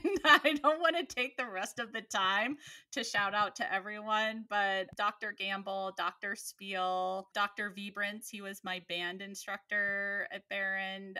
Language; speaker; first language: English; native; English